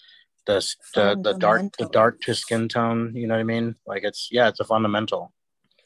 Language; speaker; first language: English; native; English